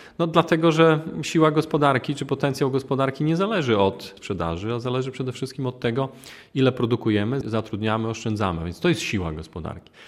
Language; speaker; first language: Polish; native; Polish